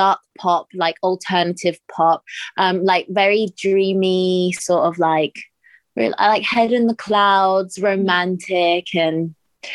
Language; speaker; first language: English; native; English